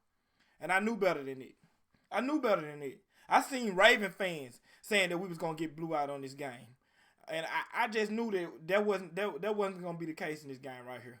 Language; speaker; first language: English; native; English